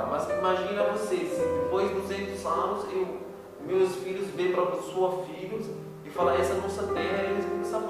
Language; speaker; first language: Portuguese; non-native, learner; Arabic